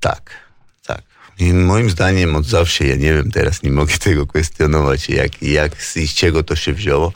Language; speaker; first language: Polish; non-native, fluent; Georgian